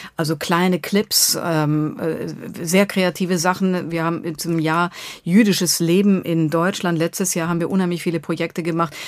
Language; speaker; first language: German; native; German